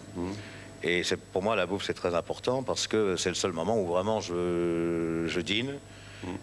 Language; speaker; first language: French; native; French